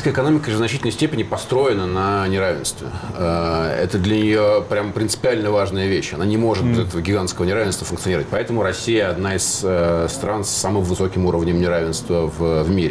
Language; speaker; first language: Russian; native; Russian